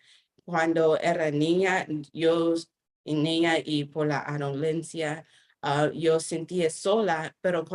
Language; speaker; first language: Spanish; non-native, fluent; English